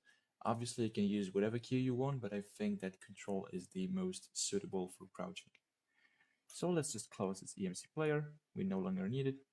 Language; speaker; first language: English; non-native, fluent; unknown